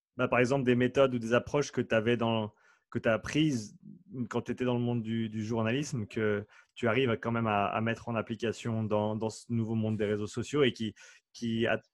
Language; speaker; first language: French; native; French